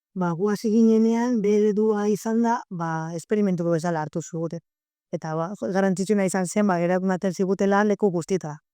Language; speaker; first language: Basque; non-native, local second language; Spanish